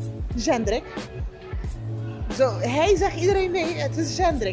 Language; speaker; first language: Dutch; non-native, fluent; Spanish